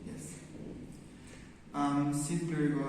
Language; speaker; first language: English; non-native, learner; Spanish